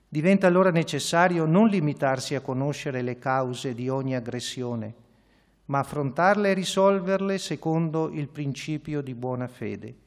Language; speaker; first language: Italian; native; Italian